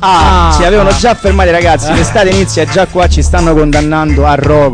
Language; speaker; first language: Italian; native; Italian